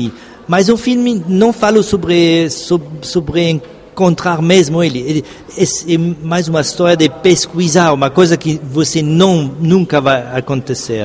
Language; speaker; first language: Portuguese; non-native, fluent; French